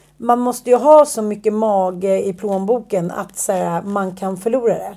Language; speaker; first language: Swedish; native; Swedish